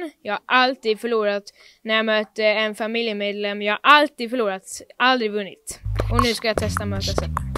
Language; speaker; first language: Swedish; native; Swedish